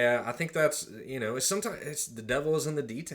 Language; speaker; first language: English; native; English